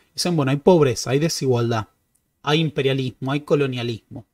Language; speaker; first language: Spanish; native; Spanish